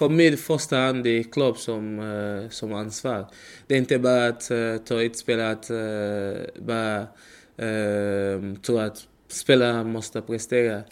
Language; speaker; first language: Swedish; non-native, learner; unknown